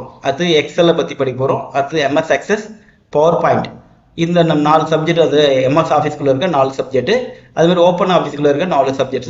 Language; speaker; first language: Tamil; native; Tamil